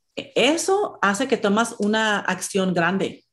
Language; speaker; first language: Spanish; early bilingual, heritage; Spanish